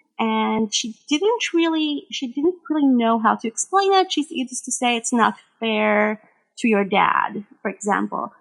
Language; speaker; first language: English; non-native, fluent; Hebrew